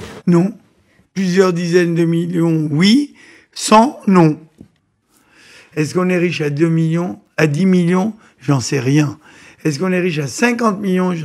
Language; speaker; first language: French; native; French